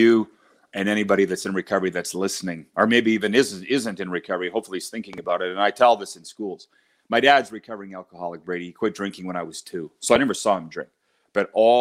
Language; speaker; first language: English; native; English